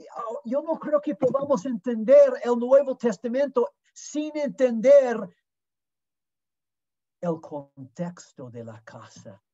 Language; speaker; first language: Spanish; non-native, fluent; English